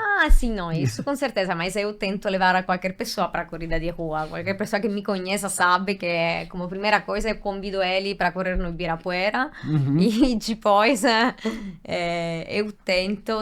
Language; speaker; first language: Portuguese; non-native, fluent; Italian